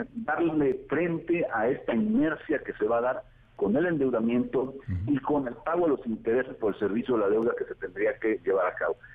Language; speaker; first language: Spanish; native; Spanish